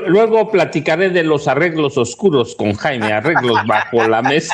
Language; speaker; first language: Spanish; native; Spanish